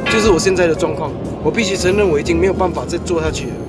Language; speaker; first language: Chinese; native; Chinese